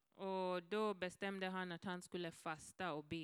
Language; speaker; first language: Swedish; non-native, learner; Swahili